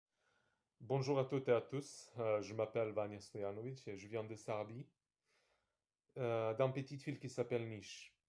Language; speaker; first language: French; non-native, fluent; Serbian